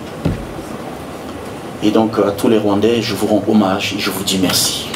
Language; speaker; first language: French; non-native, local second language; Sango